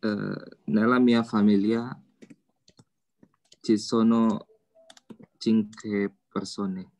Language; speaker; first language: Italian; non-native, learner; Indonesian